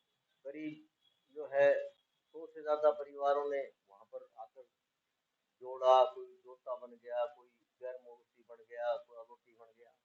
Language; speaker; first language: Hindi; native; Hindi